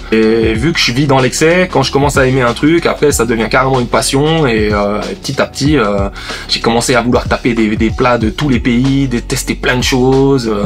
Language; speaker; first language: French; native; French